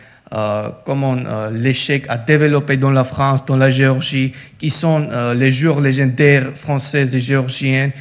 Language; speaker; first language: French; non-native, learner; Georgian